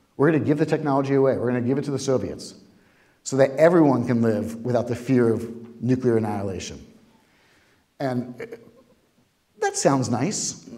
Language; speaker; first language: English; native; English